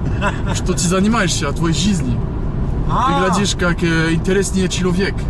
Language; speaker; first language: Russian; non-native, learner; French